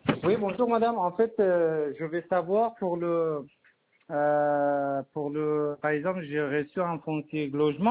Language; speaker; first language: French; non-native, learner; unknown